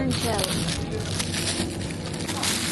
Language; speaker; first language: Romanian; non-native, learner; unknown